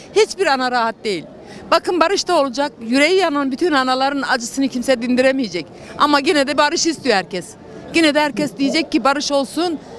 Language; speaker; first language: Turkish; non-native, local second language; Kurdish